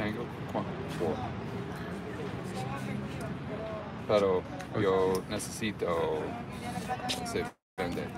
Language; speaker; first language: Spanish; non-native, learner; English